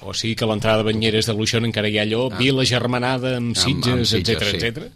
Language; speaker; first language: Catalan; native; Catalan